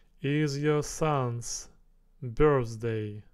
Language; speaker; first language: English; non-native, learner; Russian